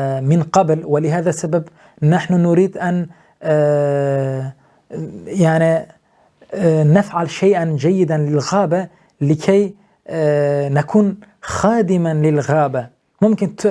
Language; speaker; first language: Arabic; non-native, fluent; Turkish